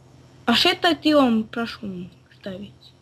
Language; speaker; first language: Bosnian; native; Bosnian